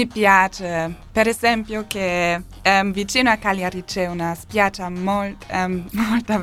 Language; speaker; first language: Italian; non-native, learner; German